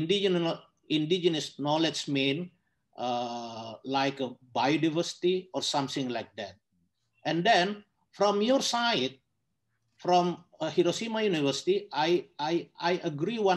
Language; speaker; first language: English; non-native, learner; Indonesian